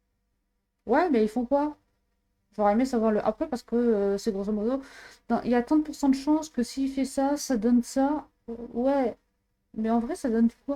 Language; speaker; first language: French; native; French